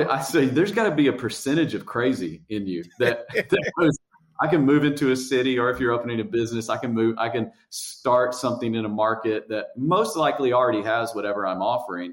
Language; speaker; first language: English; native; English